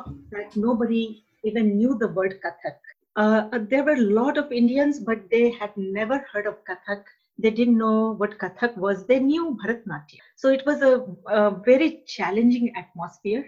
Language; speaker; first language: English; non-native, local second language; Hindi